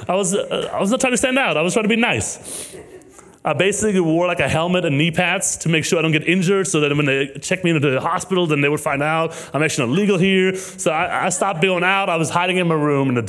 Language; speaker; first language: English; non-native, fluent; German